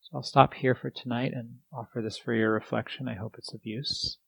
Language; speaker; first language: English; native; English